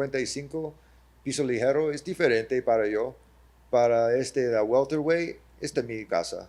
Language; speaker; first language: Spanish; early bilingual, heritage; English